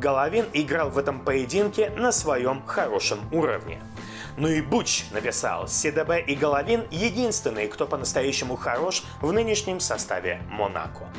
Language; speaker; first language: Russian; native; Russian